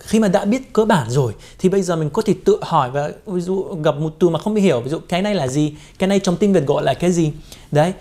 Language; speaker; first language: Vietnamese; non-native, fluent; Arabic